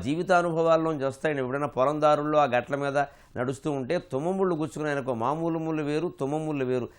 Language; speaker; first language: Telugu; native; Telugu